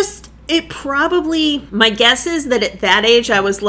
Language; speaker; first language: English; native; English